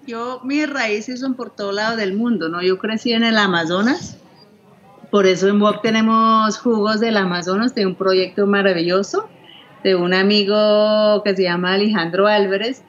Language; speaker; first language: Spanish; non-native, fluent; English